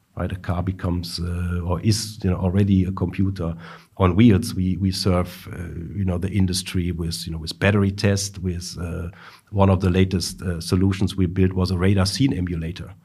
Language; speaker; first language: English; non-native, fluent; German